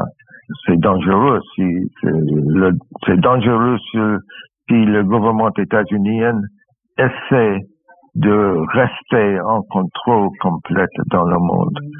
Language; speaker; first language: French; non-native, fluent; English